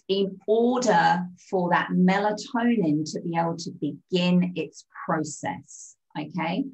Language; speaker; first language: English; native; English